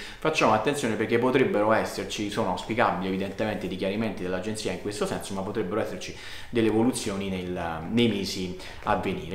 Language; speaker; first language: Italian; native; Italian